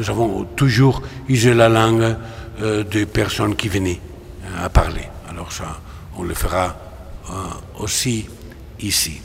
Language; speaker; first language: French; non-native, fluent; Catalan